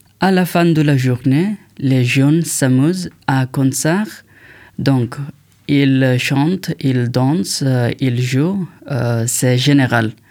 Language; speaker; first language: French; non-native, learner; Bangla